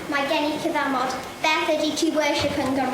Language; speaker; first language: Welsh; non-native, learner; English